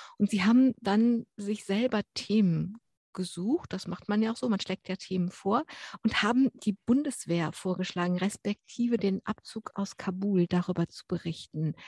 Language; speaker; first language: German; native; German